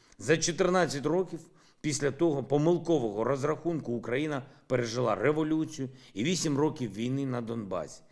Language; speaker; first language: Ukrainian; non-native, local second language; Russian